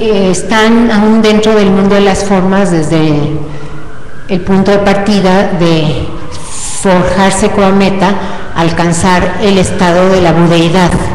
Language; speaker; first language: Spanish; native; Spanish